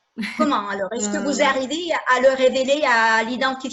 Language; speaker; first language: French; non-native, fluent; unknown